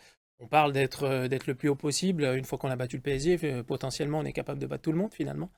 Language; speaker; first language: French; native; French